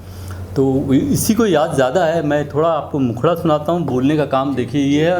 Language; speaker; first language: Hindi; native; Hindi